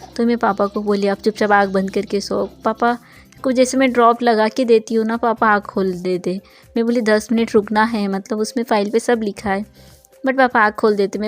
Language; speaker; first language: Hindi; non-native, local second language; Bangla